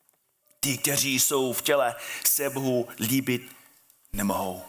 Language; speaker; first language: Czech; non-native, fluent; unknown